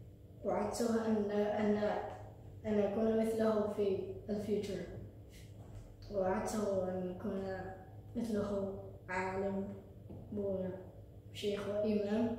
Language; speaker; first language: Arabic; early bilingual, heritage; Arabic